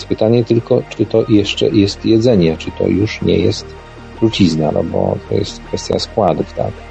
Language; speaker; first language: Polish; native; Polish